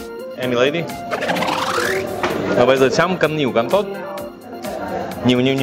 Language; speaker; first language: Vietnamese; non-native, learner; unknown